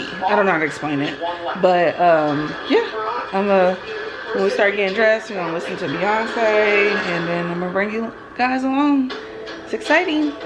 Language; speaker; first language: English; native; English